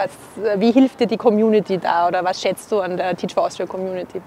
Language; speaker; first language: German; native; German